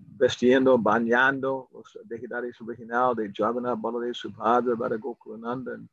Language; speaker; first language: Spanish; non-native, learner; English